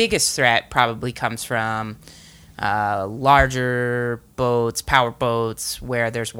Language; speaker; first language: English; native; English